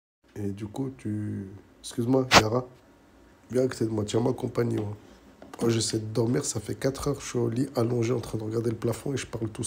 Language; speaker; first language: French; native; French